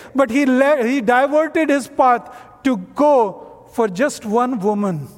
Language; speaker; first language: English; non-native, local second language; Hindi